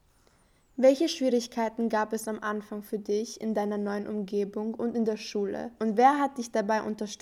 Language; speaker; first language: German; native; German